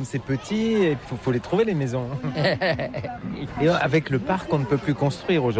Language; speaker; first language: French; native; French